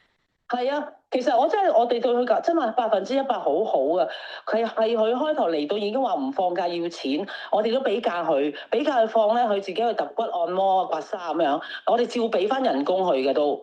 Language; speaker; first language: Cantonese; native; Cantonese